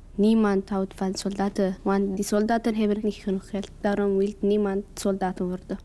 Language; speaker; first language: Dutch; non-native, learner; Tigrinya